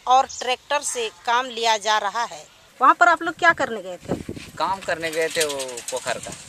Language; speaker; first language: Hindi; native; Hindi